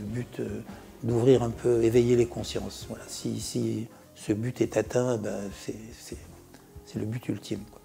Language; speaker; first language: French; native; French